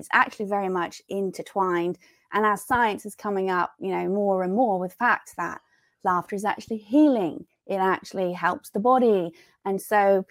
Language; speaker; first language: English; native; English